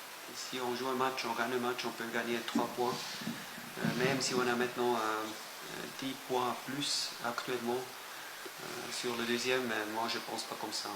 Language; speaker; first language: French; non-native, fluent; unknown